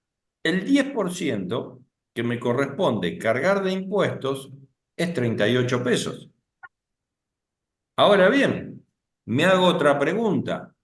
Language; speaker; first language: Spanish; native; Spanish